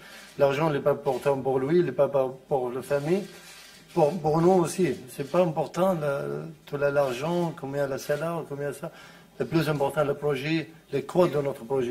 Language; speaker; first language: French; non-native, learner; Arabic